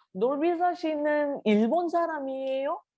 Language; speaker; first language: Korean; non-native, fluent; Malay